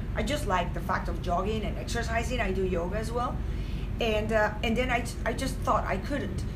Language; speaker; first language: English; non-native, fluent; Spanish